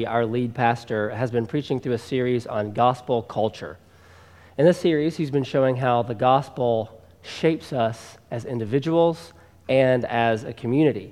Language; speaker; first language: English; native; English